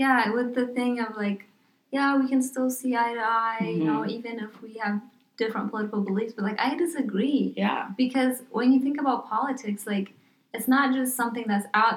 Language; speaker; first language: English; non-native, fluent; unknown